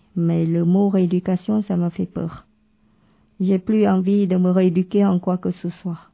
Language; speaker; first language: French; non-native, fluent; Khmer